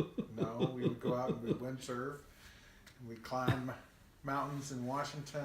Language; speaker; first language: English; native; English